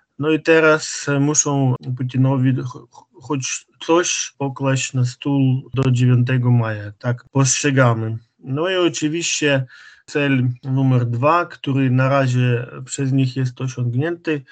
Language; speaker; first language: Polish; non-native, fluent; Ukrainian